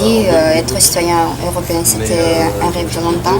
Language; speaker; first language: French; non-native, fluent; Romanian